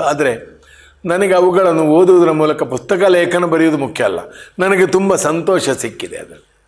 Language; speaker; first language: Kannada; non-native, local second language; Konkani